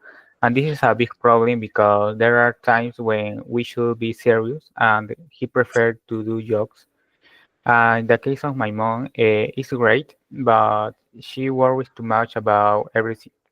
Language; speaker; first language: English; non-native, learner; Spanish